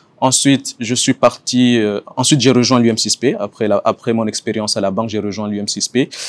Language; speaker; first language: French; non-native, local second language; Ngazidja Comorian